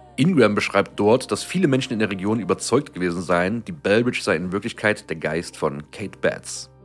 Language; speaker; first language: German; native; German